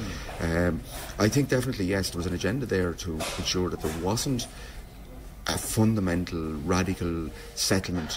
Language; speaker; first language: English; native; English